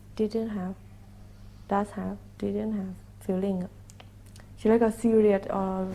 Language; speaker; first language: English; non-native, learner; Thai